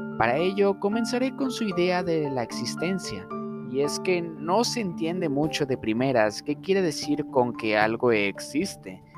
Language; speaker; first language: Spanish; native; Spanish